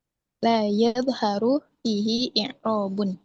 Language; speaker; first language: Arabic; non-native, learner; Indonesian